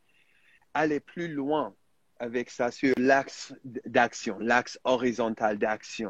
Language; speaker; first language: French; non-native, fluent; English